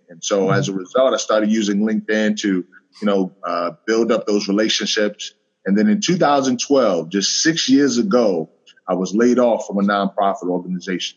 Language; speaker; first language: English; native; English